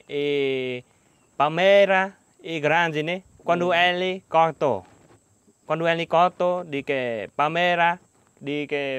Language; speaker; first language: Portuguese; non-native, learner; Vietnamese